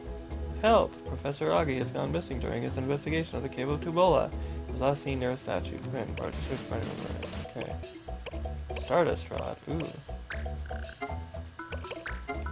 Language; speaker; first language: English; native; English